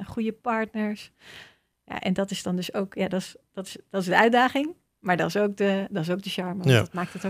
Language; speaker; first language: Dutch; native; Dutch